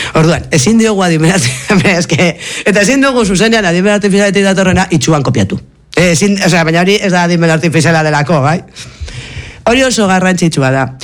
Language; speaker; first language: Basque; non-native, local second language; Spanish